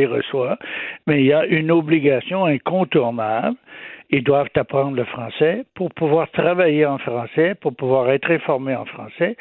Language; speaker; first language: French; native; French